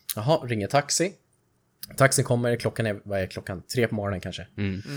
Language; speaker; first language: Swedish; native; Swedish